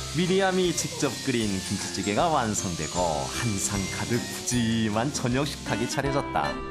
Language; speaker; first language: Korean; native; Korean